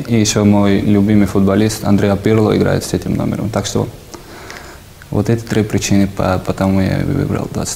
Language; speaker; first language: Russian; non-native, fluent; Georgian